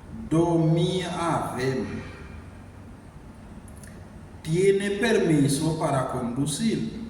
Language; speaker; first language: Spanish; non-native, learner; Haitian Creole